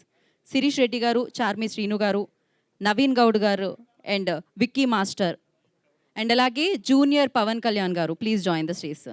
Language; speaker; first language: Telugu; native; Telugu